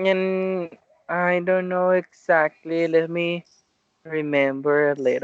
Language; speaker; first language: English; non-native, learner; Spanish